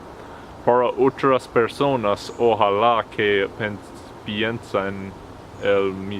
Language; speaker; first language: Spanish; non-native, learner; English